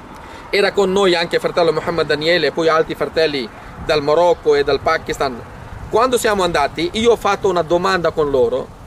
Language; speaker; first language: Italian; non-native, fluent; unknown